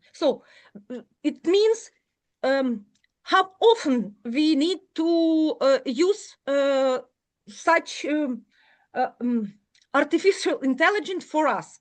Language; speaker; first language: English; non-native, learner; Ukrainian